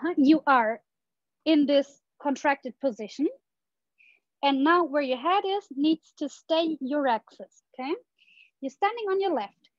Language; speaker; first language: English; non-native, fluent; German